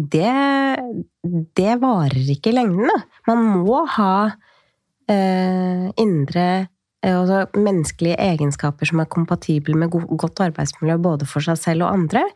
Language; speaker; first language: Norwegian; native; Norwegian